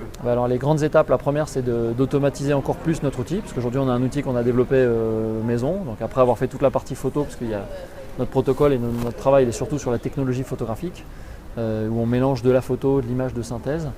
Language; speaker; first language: French; native; French